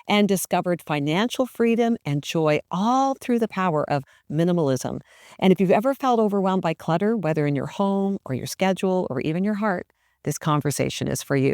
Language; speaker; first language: English; native; English